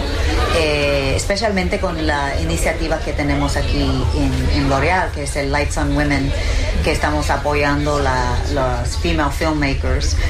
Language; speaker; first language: Spanish; early bilingual, heritage; English